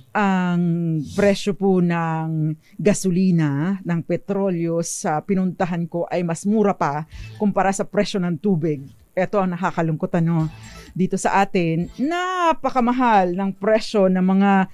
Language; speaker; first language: Filipino; native; Filipino